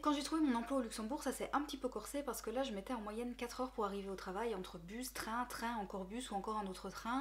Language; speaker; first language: French; native; French